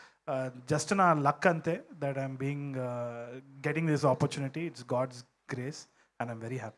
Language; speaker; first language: Telugu; native; Telugu